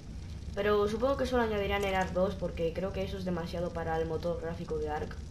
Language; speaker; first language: Spanish; native; Spanish